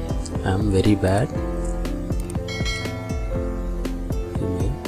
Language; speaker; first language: English; non-native, local second language; Telugu